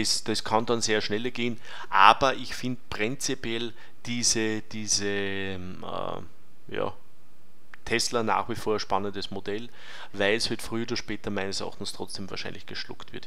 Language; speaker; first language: German; native; German